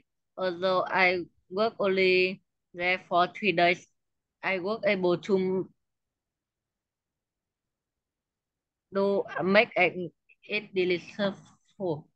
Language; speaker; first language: English; non-native, learner; Vietnamese